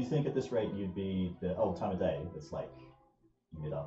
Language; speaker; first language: English; native; English